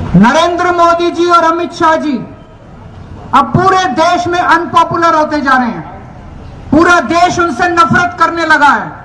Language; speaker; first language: Hindi; native; Hindi